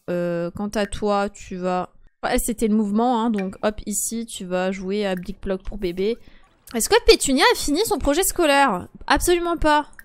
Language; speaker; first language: French; early bilingual, other home language; Polish